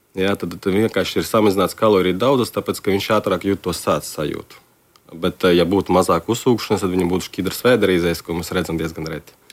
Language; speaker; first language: Latvian; non-native, local second language; Russian